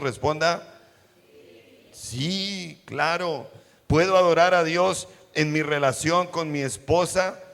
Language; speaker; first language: Spanish; native; Spanish